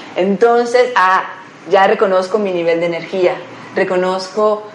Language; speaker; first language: Spanish; native; Spanish